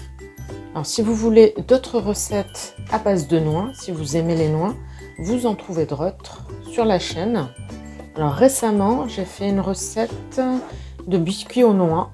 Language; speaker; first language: French; native; French